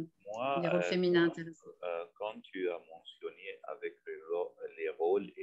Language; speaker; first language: French; non-native, fluent; Arabic